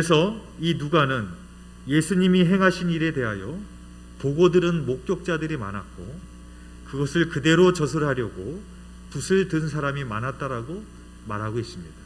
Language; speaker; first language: Korean; native; Korean